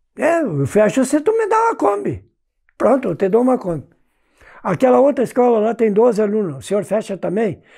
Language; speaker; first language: Portuguese; non-native, local second language; German